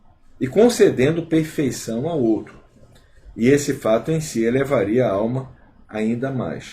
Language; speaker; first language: Portuguese; native; Portuguese